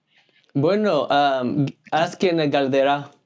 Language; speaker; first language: Basque; non-native, learner; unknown